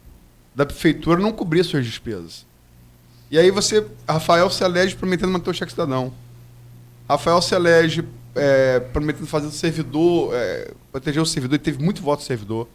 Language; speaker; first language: Portuguese; native; Portuguese